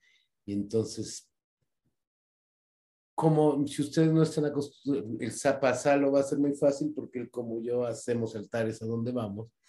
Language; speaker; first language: Spanish; native; Spanish